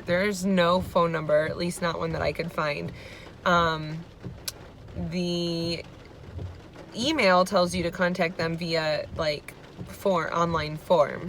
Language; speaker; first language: English; native; English